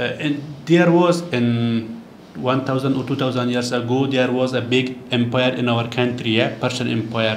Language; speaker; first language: English; non-native, learner; Persian